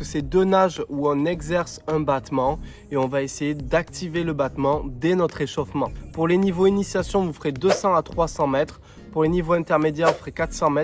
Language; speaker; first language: French; native; French